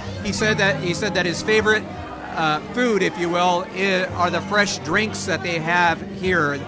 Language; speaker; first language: English; native; English